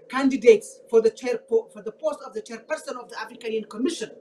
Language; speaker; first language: English; non-native, fluent; Amharic